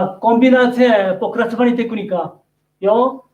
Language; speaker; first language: Czech; non-native, learner; Korean